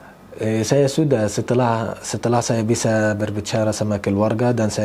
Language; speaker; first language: Indonesian; non-native, learner; Arabic